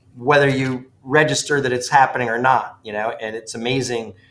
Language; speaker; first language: English; native; English